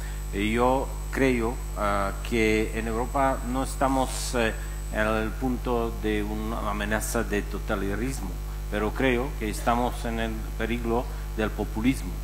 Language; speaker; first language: Spanish; non-native, fluent; Czech